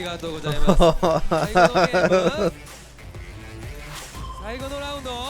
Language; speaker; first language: Japanese; non-native, learner; Korean